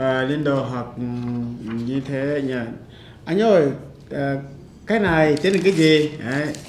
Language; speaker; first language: Vietnamese; non-native, learner; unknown